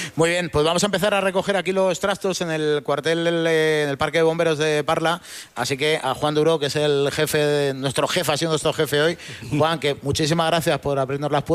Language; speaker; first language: Spanish; native; Spanish